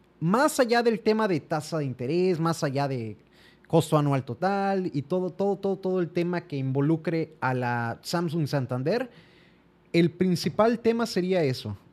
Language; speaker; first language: Spanish; native; Spanish